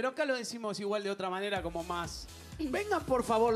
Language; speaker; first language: Spanish; native; Spanish